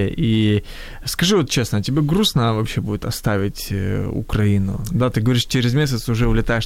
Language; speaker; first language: Russian; non-native, local second language; Ukrainian